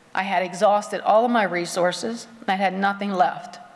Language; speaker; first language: English; native; English